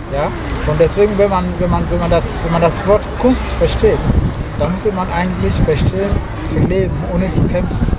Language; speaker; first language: German; non-native, fluent; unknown